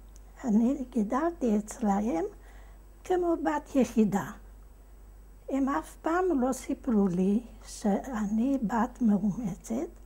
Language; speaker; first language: Hebrew; non-native, fluent; Hungarian